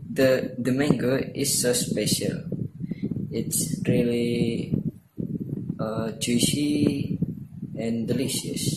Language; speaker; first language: English; non-native, learner; Indonesian